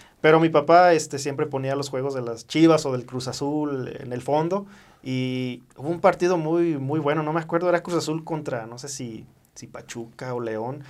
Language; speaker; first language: Spanish; early bilingual, heritage; Spanish